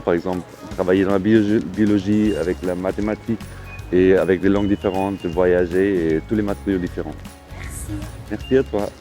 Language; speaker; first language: French; non-native, fluent; German